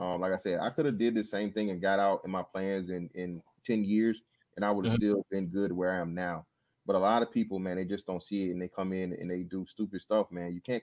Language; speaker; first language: English; native; English